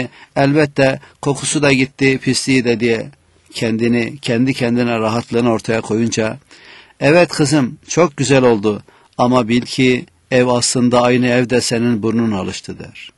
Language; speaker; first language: Turkish; native; Turkish